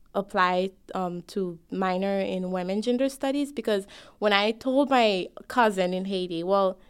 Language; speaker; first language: English; non-native, fluent; Haitian Creole